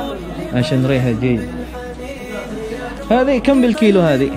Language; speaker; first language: Arabic; non-native, learner; Filipino